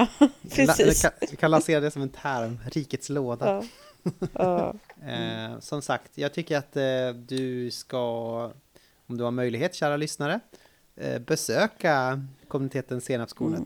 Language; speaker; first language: Swedish; native; Swedish